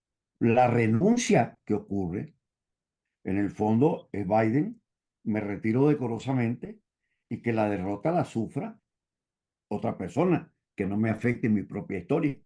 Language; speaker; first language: Spanish; native; Spanish